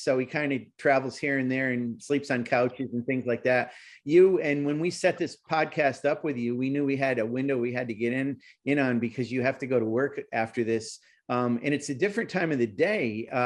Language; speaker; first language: English; native; English